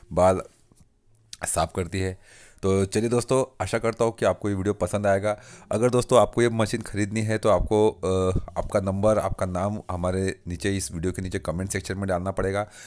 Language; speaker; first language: Hindi; non-native, local second language; Marathi